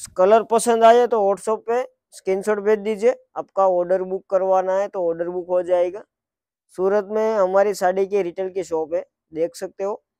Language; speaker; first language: Hindi; non-native, local second language; Gujarati